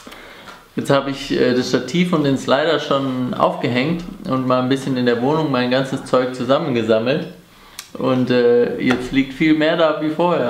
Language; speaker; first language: German; native; German